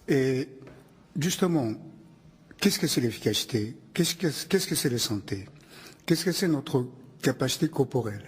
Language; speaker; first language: French; non-native, fluent; Japanese